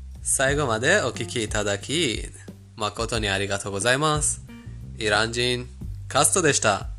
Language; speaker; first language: Japanese; non-native, fluent; Persian